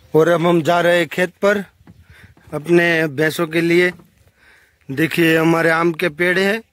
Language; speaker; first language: Hindi; non-native, local second language; Gujarati